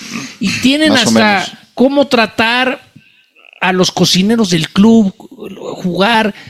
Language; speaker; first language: Spanish; native; Spanish